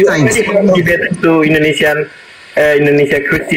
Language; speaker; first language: English; non-native, learner; Indonesian